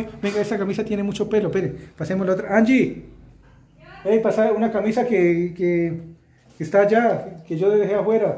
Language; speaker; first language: Spanish; native; Spanish